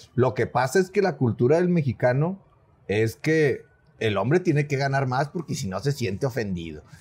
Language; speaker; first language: Spanish; native; Spanish